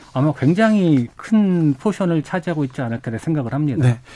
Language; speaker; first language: Korean; native; Korean